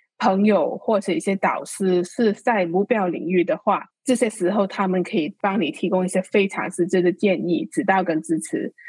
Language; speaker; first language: Chinese; non-native, local second language; Cantonese